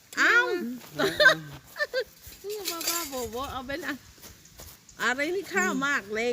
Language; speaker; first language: Thai; native; Thai